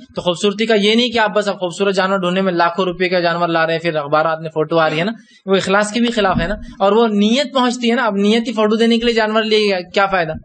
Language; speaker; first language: Urdu; native; Urdu